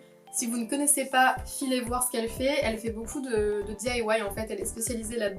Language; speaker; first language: French; native; French